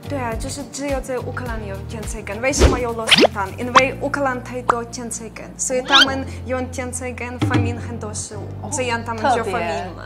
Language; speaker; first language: Chinese; non-native, learner; Ukrainian